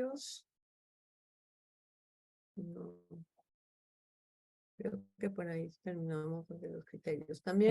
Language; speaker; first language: Spanish; native; Spanish